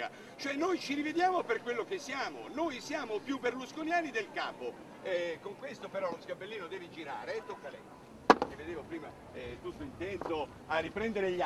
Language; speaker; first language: Italian; native; Italian